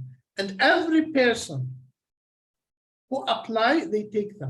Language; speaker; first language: English; non-native, fluent; Arabic